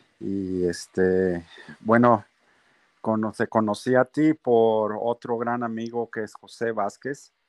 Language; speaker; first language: Spanish; native; Spanish